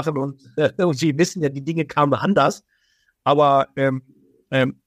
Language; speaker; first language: German; early bilingual, other home language; Persian